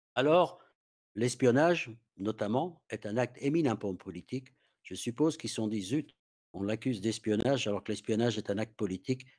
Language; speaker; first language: French; non-native, fluent; English